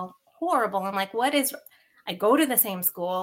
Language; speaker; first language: English; early bilingual, other home language; Sinhala